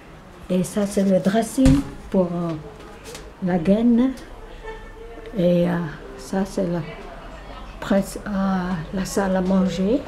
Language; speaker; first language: French; non-native, fluent; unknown